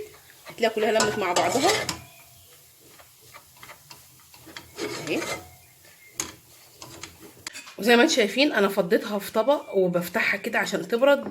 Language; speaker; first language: Arabic; native; Arabic